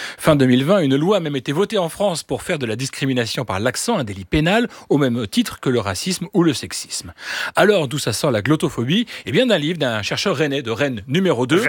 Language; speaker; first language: French; native; French